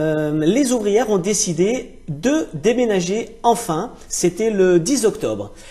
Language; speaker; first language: French; native; French